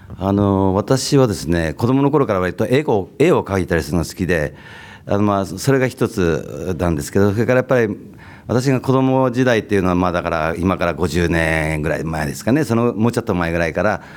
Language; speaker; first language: Japanese; native; Japanese